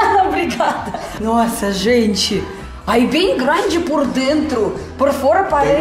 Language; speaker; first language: Portuguese; non-native, fluent; Russian